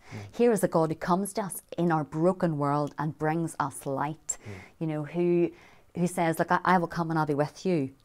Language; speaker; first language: English; native; English